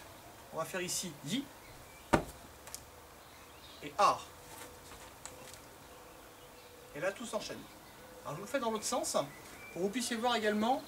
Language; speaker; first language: French; native; French